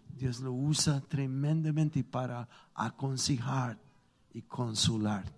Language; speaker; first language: Spanish; non-native, fluent; English